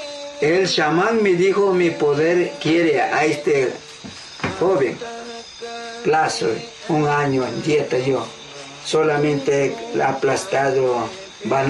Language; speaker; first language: Spanish; non-native, local second language; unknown